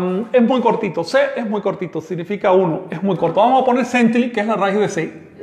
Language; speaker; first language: Spanish; native; Spanish